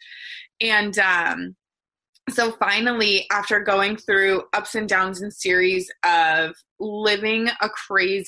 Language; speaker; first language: English; native; English